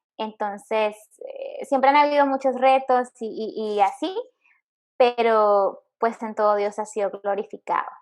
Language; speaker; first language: Spanish; native; Spanish